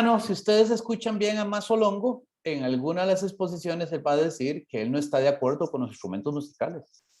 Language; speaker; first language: Spanish; native; Spanish